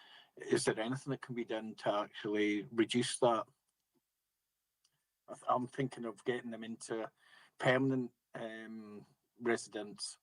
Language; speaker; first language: English; native; English